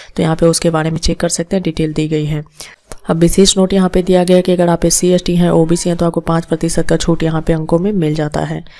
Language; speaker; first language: Hindi; native; Hindi